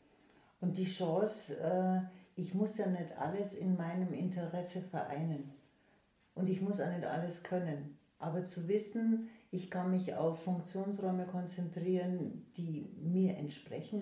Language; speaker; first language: German; native; German